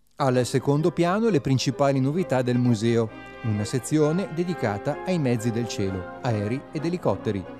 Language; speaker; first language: Italian; native; Italian